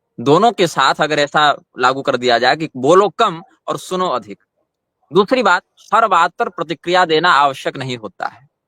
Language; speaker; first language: Hindi; native; Hindi